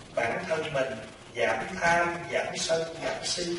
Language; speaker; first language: Vietnamese; native; Vietnamese